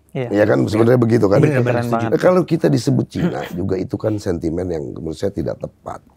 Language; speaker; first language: Indonesian; native; Indonesian